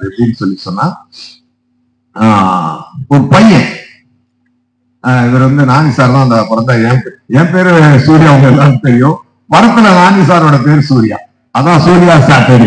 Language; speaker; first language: Tamil; native; Tamil